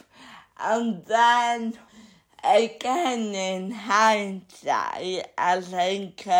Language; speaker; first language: English; native; English